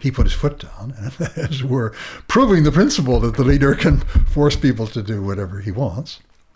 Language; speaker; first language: English; native; English